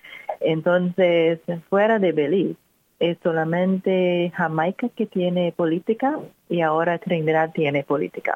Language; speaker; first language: Spanish; non-native, fluent; English